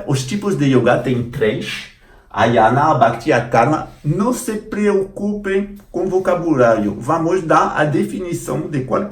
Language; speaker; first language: Portuguese; non-native, fluent; French